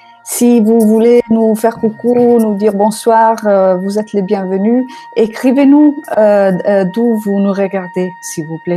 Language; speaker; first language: French; non-native, fluent; Italian